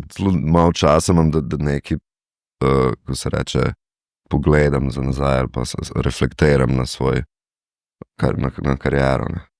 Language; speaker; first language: Slovenian; native; Slovenian